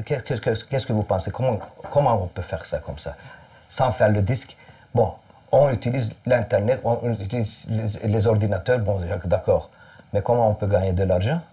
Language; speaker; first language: French; non-native, fluent; Turkish